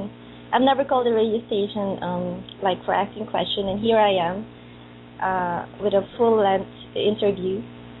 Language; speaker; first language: English; non-native, local second language; Filipino